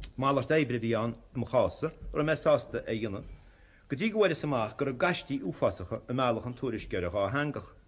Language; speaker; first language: Irish; native; Irish